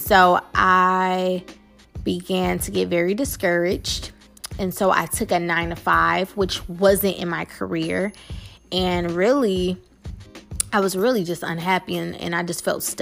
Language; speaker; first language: English; native; English